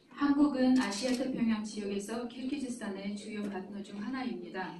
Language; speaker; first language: Korean; non-native, fluent; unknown